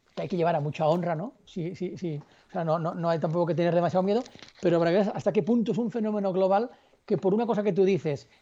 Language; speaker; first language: Spanish; native; Spanish